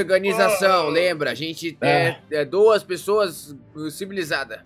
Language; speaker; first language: Portuguese; native; Portuguese